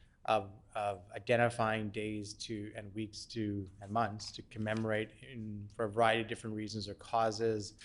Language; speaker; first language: English; native; English